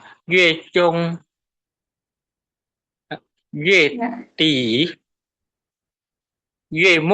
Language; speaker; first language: Chinese; non-native, learner; Lao